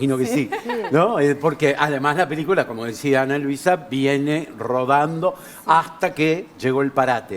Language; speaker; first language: Spanish; native; Spanish